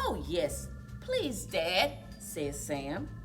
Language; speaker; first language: English; native; English